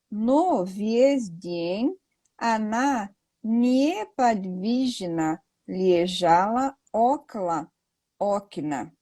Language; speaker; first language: Russian; non-native, learner; Portuguese